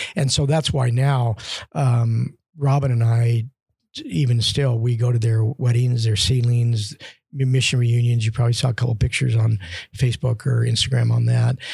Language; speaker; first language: English; native; English